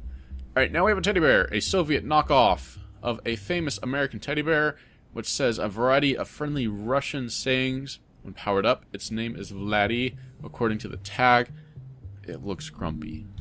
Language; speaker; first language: English; native; English